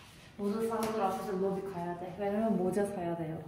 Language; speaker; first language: Korean; non-native, fluent; Turkish